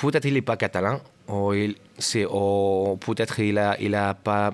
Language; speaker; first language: French; non-native, learner; Catalan